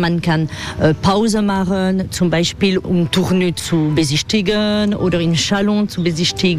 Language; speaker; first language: German; non-native, fluent; French